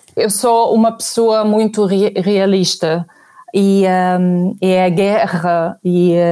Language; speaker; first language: Portuguese; non-native, fluent; Arabic